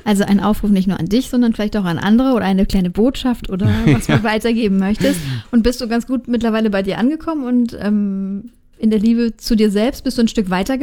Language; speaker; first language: German; native; German